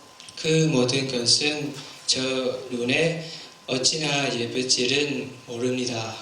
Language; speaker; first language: Korean; non-native, learner; Vietnamese